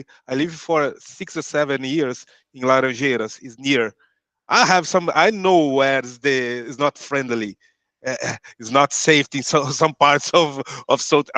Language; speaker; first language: English; non-native, learner; Portuguese